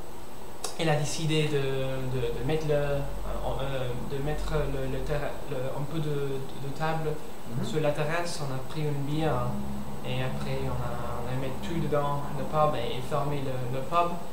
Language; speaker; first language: French; non-native, learner; English